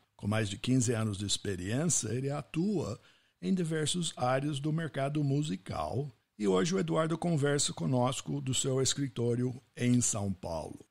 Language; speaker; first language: Portuguese; non-native, fluent; English